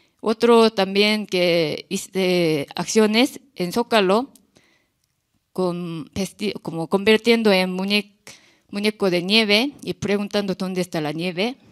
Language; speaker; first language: Spanish; non-native, learner; Korean